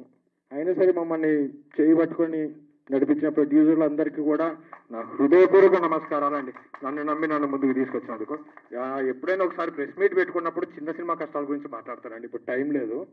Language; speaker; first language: Telugu; native; Telugu